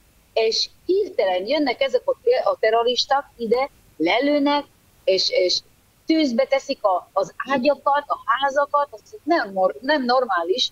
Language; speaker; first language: Hungarian; early bilingual, heritage; Hebrew